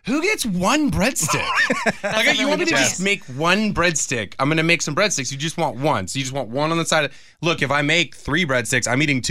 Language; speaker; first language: English; native; English